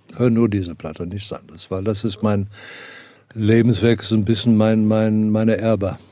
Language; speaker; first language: German; non-native, fluent; Afrikaans